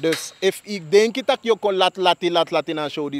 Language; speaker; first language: Dutch; native; Dutch